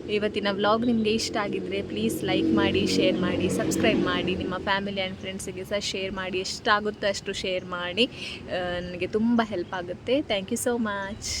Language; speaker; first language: Kannada; non-native, local second language; Tulu